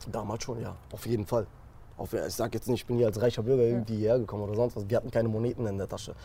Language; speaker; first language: German; early bilingual, other home language; Kurdish